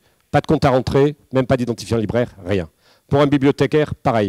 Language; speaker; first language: French; native; French